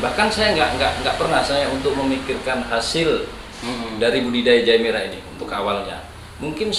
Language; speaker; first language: Indonesian; native; Indonesian